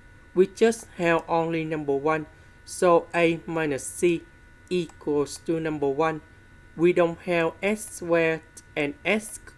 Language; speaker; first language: English; non-native, fluent; Vietnamese